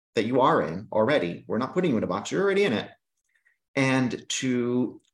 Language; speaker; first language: English; early bilingual, other home language; Greek